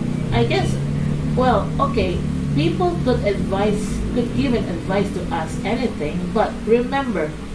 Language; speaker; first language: English; non-native, learner; Indonesian